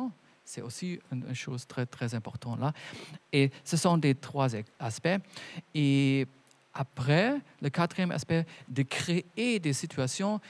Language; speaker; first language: French; non-native, fluent; German